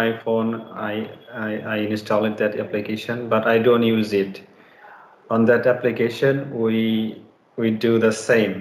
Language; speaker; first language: English; non-native, learner; Bangla